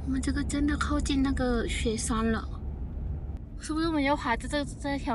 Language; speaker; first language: Chinese; non-native, fluent; Lao